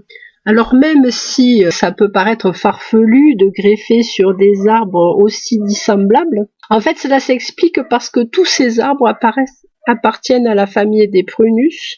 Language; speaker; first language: French; native; French